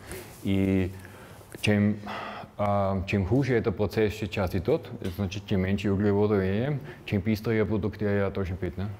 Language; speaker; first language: Russian; non-native, fluent; German